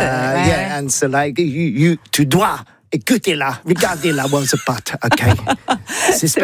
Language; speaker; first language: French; non-native, learner; English